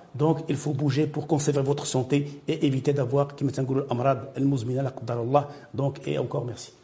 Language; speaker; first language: French; non-native, local second language; Arabic